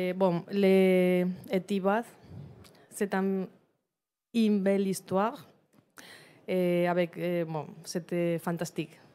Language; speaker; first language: French; non-native, learner; Spanish